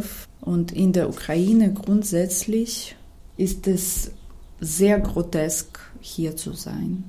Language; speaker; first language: German; non-native, fluent; Ukrainian